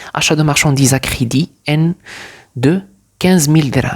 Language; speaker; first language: French; non-native, local second language; Arabic